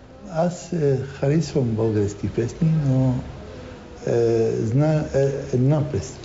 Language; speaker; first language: Bulgarian; non-native, learner; Arabic